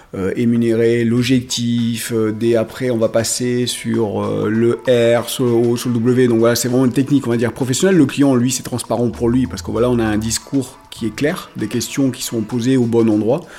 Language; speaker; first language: French; native; French